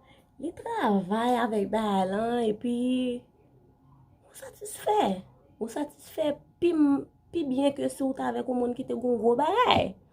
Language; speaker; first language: French; non-native, learner; Haitian Creole